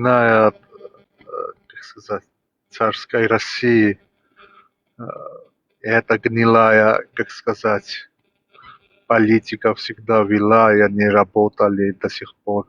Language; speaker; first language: Russian; non-native, fluent; Georgian